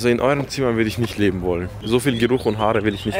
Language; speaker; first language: German; early bilingual, other home language; Persian